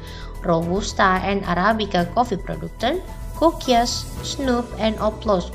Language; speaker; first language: Dutch; non-native, fluent; Indonesian